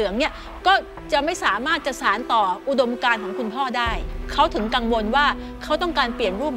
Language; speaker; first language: Thai; native; Thai